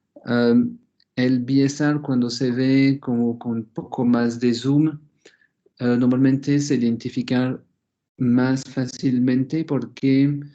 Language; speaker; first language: Spanish; non-native, fluent; French